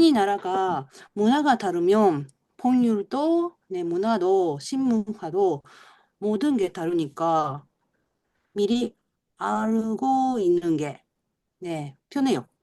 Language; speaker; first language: Korean; non-native, learner; Japanese